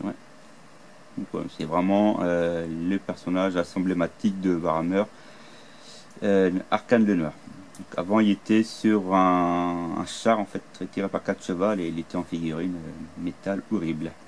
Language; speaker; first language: French; native; French